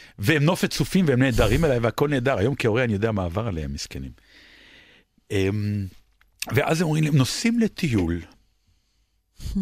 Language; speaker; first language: Hebrew; native; Hebrew